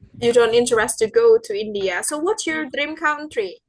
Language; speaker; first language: English; non-native, fluent; Indonesian